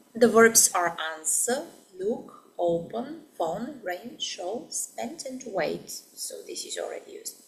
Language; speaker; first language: English; non-native, fluent; Bulgarian